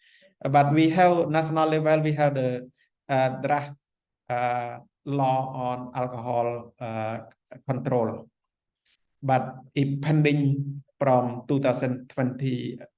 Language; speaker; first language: English; non-native, fluent; Khmer